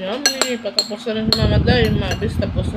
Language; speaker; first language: Filipino; non-native, local second language; Hiligaynon